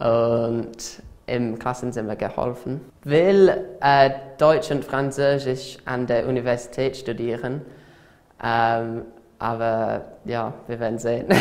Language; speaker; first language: German; non-native, fluent; English